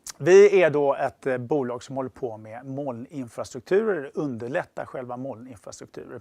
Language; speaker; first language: Swedish; native; Swedish